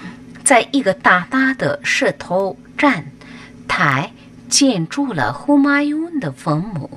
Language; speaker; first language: Chinese; non-native, fluent; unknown